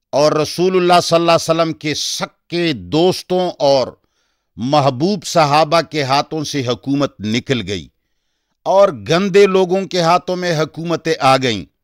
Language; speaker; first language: Urdu; non-native, local second language; Pashto